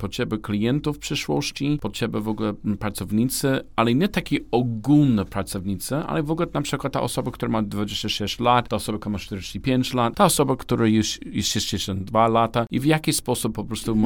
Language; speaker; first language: Polish; non-native, learner; English